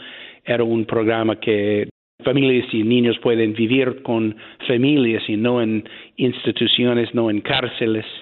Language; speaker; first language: Spanish; non-native, fluent; English